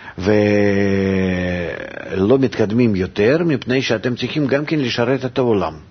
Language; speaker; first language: Hebrew; non-native, fluent; Russian